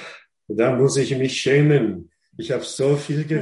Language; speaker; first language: German; non-native, fluent; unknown